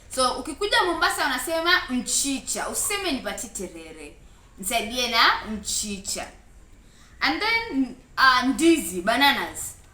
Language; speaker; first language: Swahili; native; Swahili